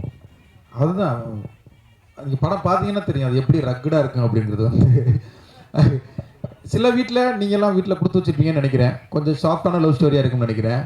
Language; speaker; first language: Tamil; native; Tamil